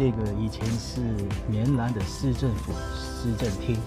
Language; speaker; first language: Chinese; early bilingual, heritage; Chinese